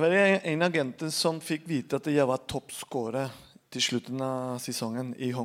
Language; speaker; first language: Norwegian; non-native, fluent; Spanish